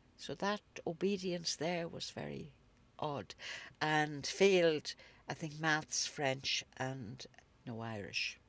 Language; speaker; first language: English; native; English